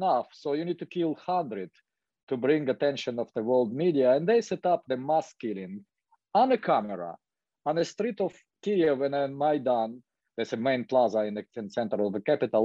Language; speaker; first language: English; non-native, fluent; Ukrainian